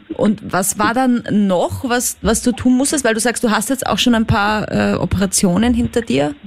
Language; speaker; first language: German; native; German